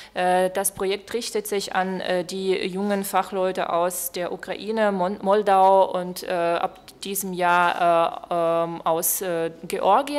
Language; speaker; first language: German; non-native, fluent; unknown